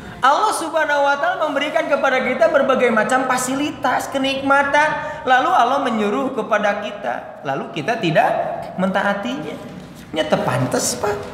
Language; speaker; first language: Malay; non-native, local second language; Sundanese